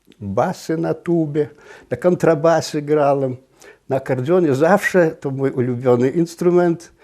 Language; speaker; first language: Polish; non-native, local second language; Belarusian